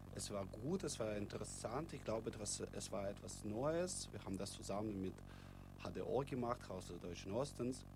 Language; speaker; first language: German; non-native, fluent; Russian